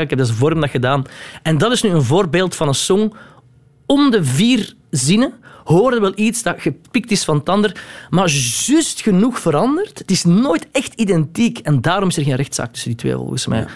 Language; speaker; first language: Dutch; native; Dutch